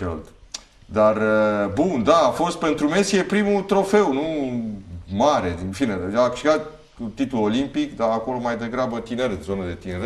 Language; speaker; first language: Romanian; native; Romanian